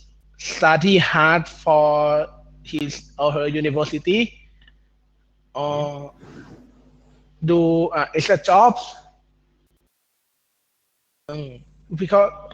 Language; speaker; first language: English; non-native, learner; Thai